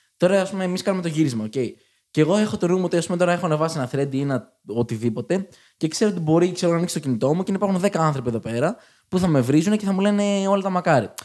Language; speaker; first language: Greek; native; Greek